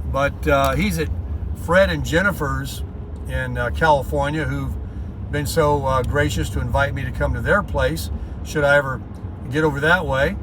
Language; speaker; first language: English; native; English